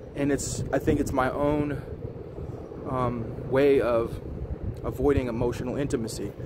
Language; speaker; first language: English; native; English